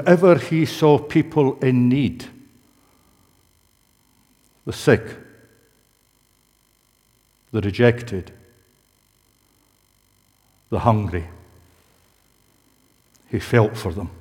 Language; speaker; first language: English; native; English